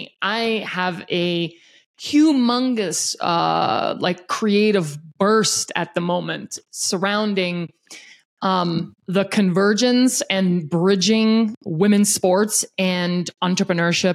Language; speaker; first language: English; non-native, local second language; Afrikaans